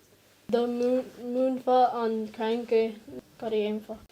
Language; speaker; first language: Irish; non-native, local second language; English